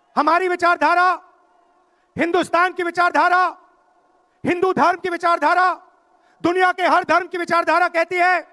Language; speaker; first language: Hindi; native; Hindi